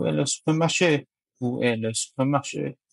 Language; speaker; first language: French; non-native, learner; Chinese